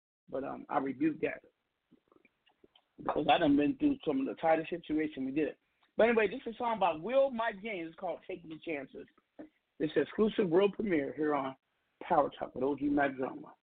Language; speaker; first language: English; native; English